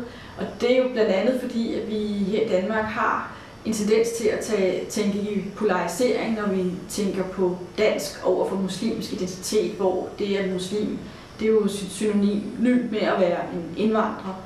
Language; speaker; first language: Danish; native; Danish